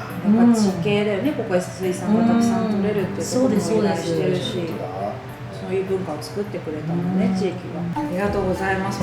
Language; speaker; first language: Japanese; native; Japanese